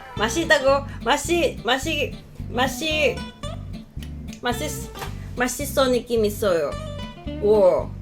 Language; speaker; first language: Korean; non-native, learner; Cantonese